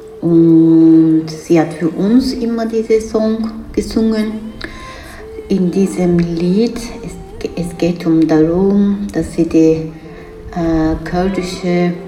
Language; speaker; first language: German; non-native, learner; Kurdish